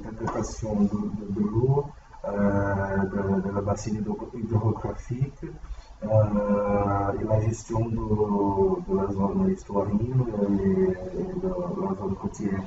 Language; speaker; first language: French; non-native, learner; Portuguese